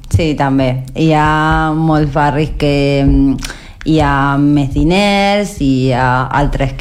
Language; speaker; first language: Catalan; non-native, learner; Spanish